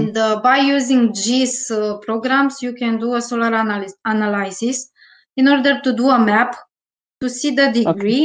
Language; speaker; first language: English; non-native, learner; Romanian